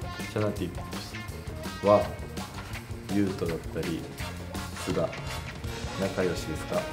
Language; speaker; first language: Japanese; native; Japanese